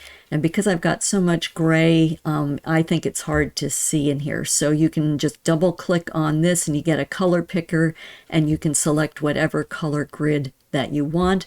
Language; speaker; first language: English; native; English